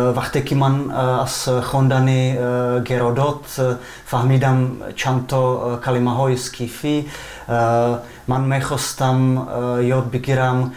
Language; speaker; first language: Persian; non-native, fluent; Czech